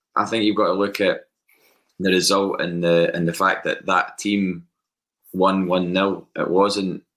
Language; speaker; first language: English; native; English